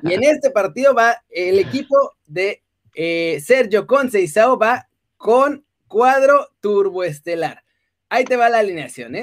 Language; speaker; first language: Spanish; native; Spanish